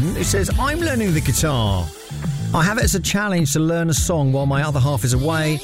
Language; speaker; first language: English; native; English